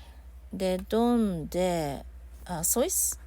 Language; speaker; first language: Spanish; non-native, learner; Japanese